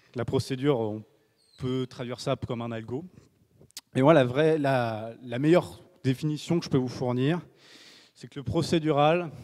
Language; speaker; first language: French; native; French